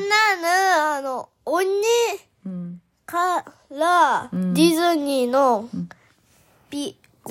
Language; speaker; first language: Japanese; early bilingual, other home language; Korean